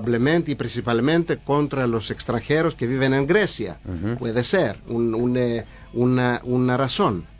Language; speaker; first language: Spanish; non-native, learner; Greek